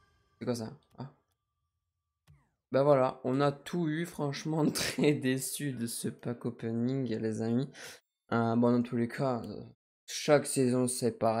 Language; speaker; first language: French; native; French